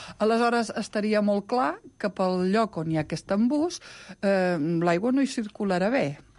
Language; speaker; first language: Catalan; non-native, local second language; Spanish